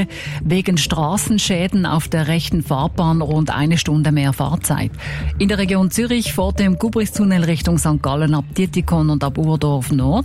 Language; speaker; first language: German; native; German